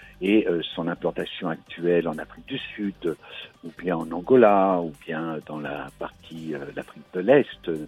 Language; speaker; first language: French; native; French